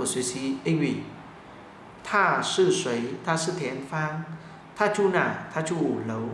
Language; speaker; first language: Chinese; non-native, fluent; Vietnamese